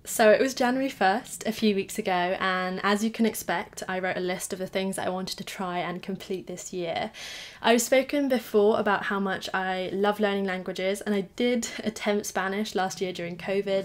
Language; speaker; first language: English; native; English